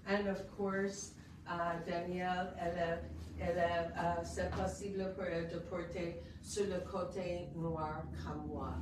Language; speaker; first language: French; non-native, local second language; English